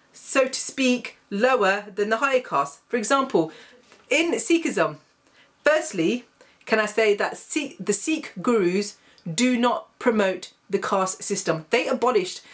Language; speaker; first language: English; native; English